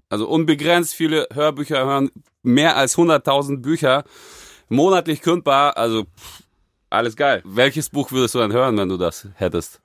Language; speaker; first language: German; non-native, fluent; Russian